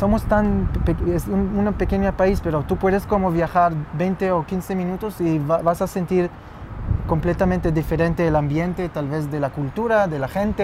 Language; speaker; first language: Spanish; non-native, fluent; Hebrew